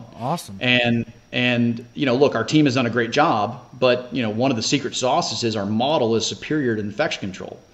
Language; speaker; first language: English; native; English